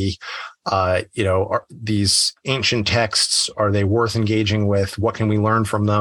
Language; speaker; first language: English; native; English